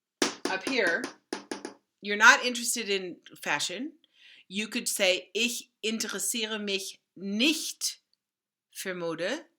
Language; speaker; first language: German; non-native, fluent; English